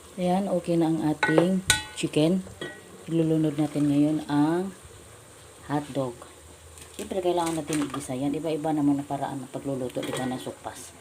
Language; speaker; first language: Filipino; non-native, local second language; Cebuano